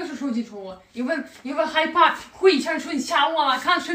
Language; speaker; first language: Chinese; non-native, learner; Russian